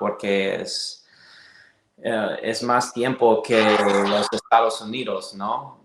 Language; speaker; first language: Spanish; non-native, learner; English